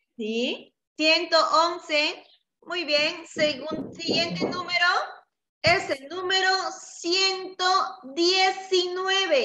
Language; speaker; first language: Spanish; native; Spanish